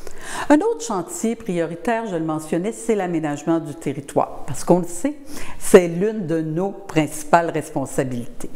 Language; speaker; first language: French; native; French